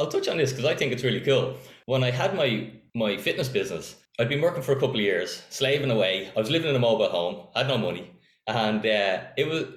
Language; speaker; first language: English; native; English